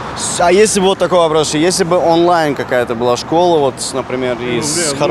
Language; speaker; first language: Russian; native; Russian